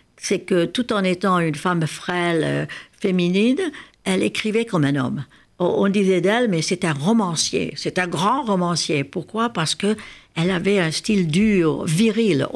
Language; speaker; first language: French; non-native, fluent; Hungarian